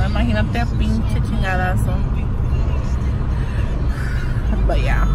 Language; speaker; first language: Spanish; early bilingual, heritage; Spanish